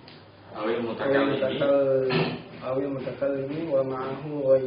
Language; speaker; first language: Arabic; non-native, fluent; Indonesian